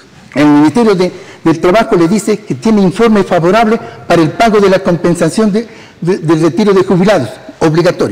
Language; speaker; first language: Spanish; native; Spanish